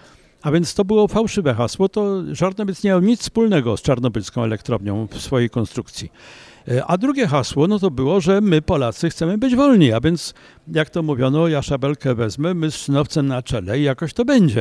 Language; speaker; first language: Polish; native; Polish